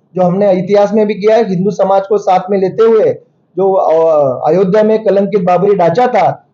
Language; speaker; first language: Hindi; non-native, local second language; Marathi